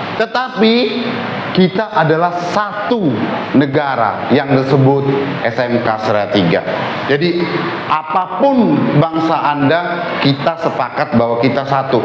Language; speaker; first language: Indonesian; native; Indonesian